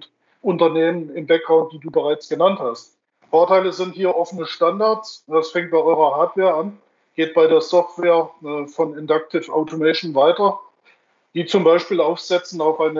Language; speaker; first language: German; native; German